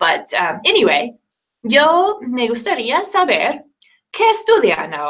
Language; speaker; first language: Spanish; non-native, fluent; English